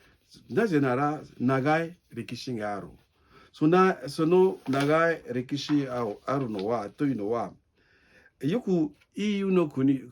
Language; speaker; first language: Japanese; non-native, learner; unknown